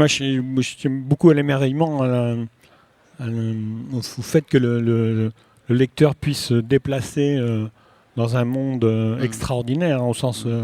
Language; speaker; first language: French; native; French